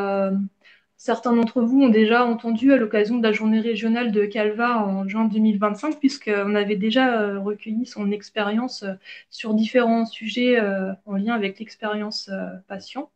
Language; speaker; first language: French; native; French